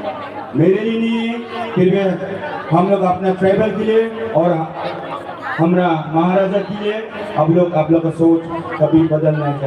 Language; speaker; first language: Hindi; non-native, local second language; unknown